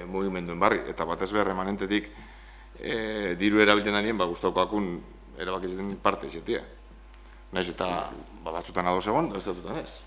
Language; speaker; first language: Basque; native; Basque